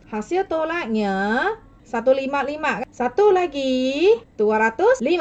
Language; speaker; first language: Malay; non-native, local second language; Chinese